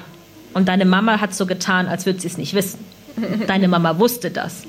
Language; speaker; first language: German; early bilingual, other home language; Punjabi